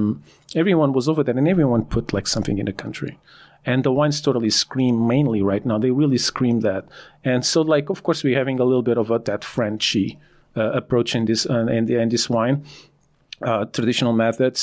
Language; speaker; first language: English; non-native, fluent; Portuguese